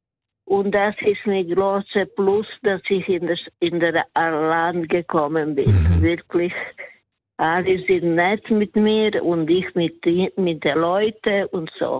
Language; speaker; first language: German; non-native, learner; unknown